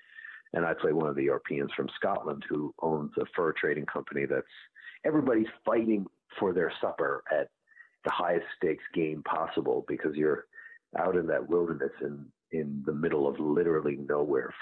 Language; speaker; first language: English; native; English